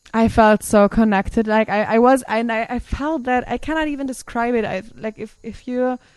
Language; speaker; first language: English; non-native, fluent; German